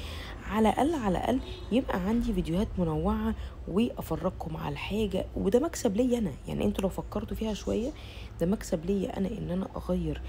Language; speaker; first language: Arabic; native; Arabic